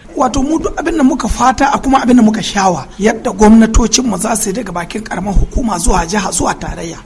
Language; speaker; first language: Hausa; non-native, local second language; Fula